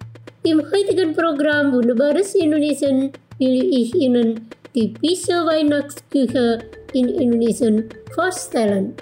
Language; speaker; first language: German; non-native, fluent; Indonesian